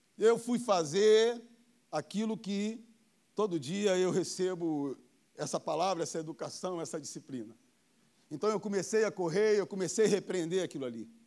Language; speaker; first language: Portuguese; native; Portuguese